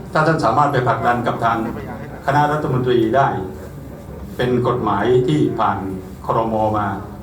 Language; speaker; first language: Thai; native; Thai